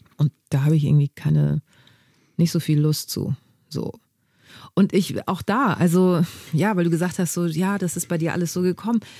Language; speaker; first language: German; early bilingual, other home language; Greek